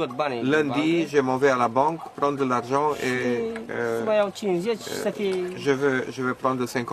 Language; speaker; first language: French; non-native, learner; Romanian